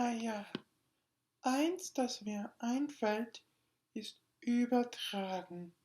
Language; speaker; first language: German; non-native, learner; English